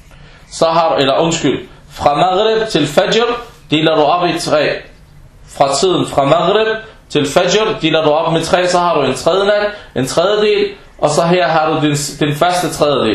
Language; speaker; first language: Danish; non-native, local second language; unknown